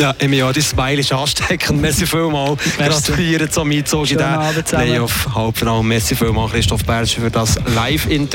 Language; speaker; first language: German; native; German